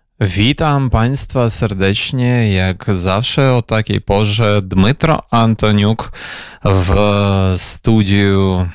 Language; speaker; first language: Polish; non-native, fluent; Ukrainian